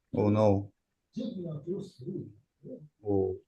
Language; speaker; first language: English; non-native, learner; Chinese